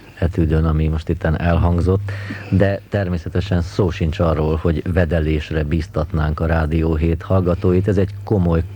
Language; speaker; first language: Hungarian; native; Hungarian